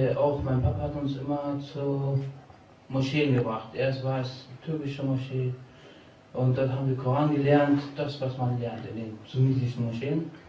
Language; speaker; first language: German; early bilingual, other home language; Albanian